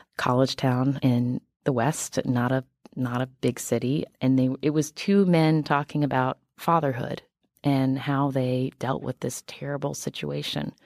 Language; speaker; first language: English; native; English